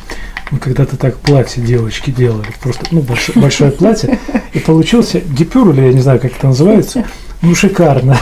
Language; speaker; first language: Russian; native; Russian